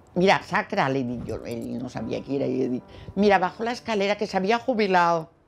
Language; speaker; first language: Spanish; non-native, local second language; Catalan